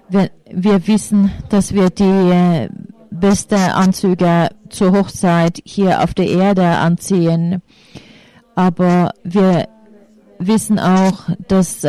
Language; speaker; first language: German; non-native, fluent; Finnish